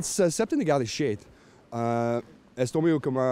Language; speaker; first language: Latvian; non-native, learner; English